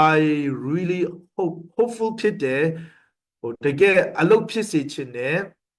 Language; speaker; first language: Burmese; non-native, local second language; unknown